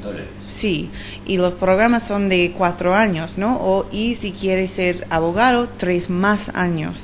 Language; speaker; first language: Spanish; non-native, learner; English